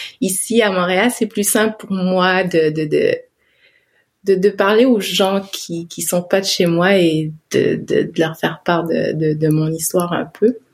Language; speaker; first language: French; non-native, local second language; Innu-aimun